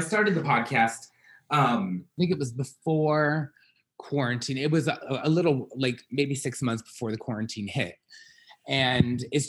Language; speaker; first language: English; native; English